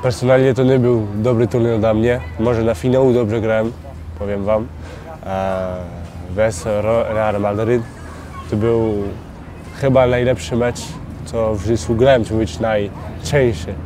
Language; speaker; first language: Polish; early bilingual, heritage; French